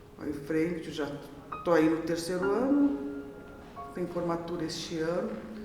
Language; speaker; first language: Portuguese; native; Portuguese